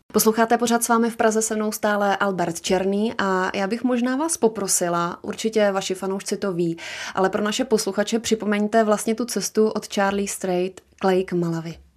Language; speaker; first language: Czech; native; Czech